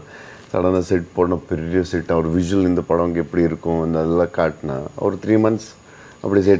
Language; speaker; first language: Tamil; non-native, learner; Telugu